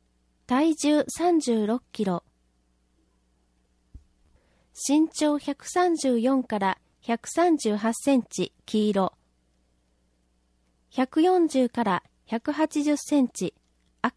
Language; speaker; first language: Japanese; native; Japanese